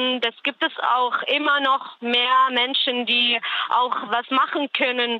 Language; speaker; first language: German; non-native, learner; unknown